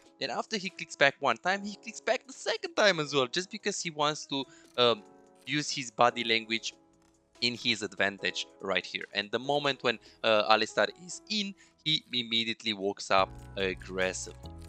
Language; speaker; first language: English; non-native, fluent; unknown